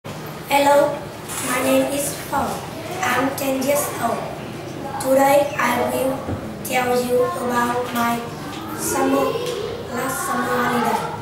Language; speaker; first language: English; non-native, learner; Vietnamese